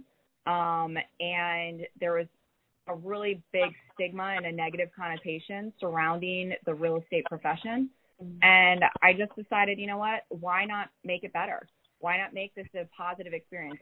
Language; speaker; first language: English; native; English